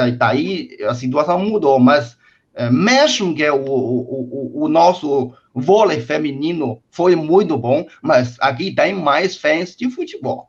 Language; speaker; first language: Portuguese; non-native, fluent; Chinese